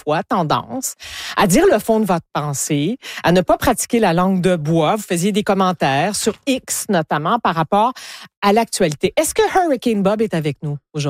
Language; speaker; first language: French; native; French